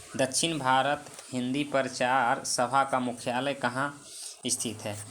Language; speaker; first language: Hindi; native; Hindi